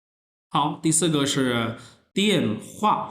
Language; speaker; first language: Chinese; non-native, fluent; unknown